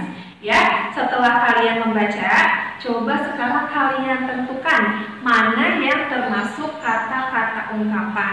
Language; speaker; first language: Indonesian; native; Indonesian